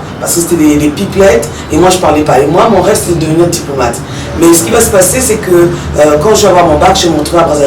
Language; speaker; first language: French; early bilingual, other home language; Lingala